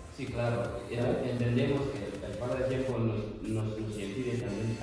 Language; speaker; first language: Spanish; non-native, learner; Fula